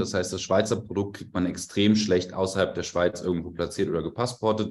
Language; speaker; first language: German; native; German